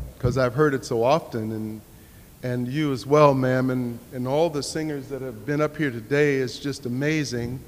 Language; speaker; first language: English; native; English